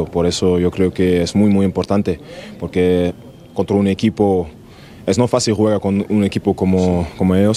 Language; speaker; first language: Spanish; non-native, learner; German